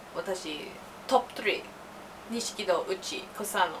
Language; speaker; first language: Japanese; non-native, learner; English